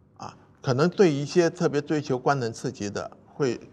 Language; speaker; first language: Chinese; non-native, fluent; Cantonese